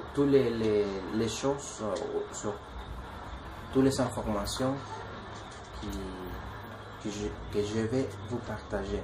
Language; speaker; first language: French; non-native, learner; Spanish